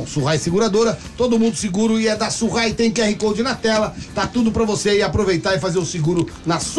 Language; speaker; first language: Portuguese; native; Portuguese